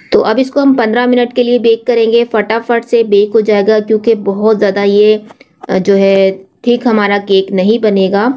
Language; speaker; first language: Urdu; native; Urdu